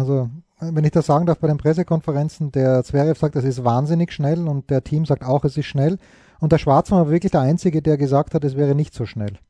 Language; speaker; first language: German; native; German